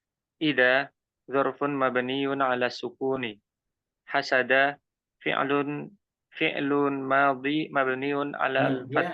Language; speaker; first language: Arabic; non-native, learner; Indonesian